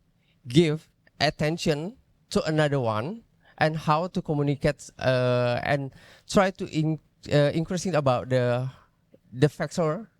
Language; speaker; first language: English; non-native, learner; Indonesian